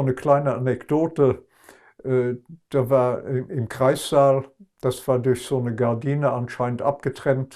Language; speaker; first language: German; non-native, local second language; Luxembourgish